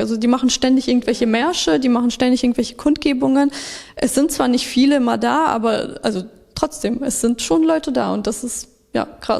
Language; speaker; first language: German; early bilingual, other home language; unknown